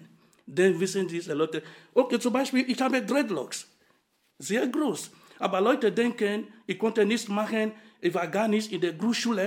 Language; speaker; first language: German; non-native, fluent; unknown